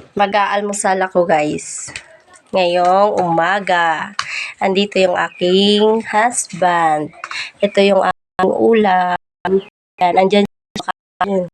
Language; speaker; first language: Filipino; non-native, local second language; Hiligaynon